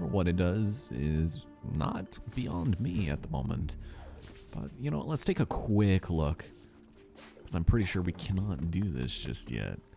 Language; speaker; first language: English; native; English